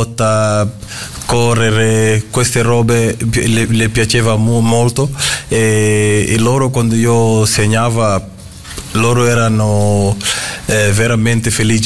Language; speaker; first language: Italian; non-native, fluent; Portuguese